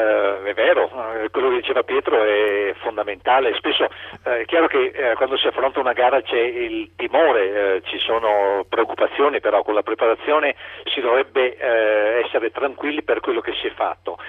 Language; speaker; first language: Italian; native; Italian